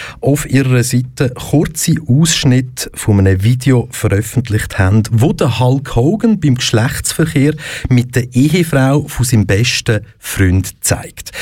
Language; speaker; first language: German; native; German